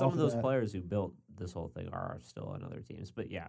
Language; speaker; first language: English; native; English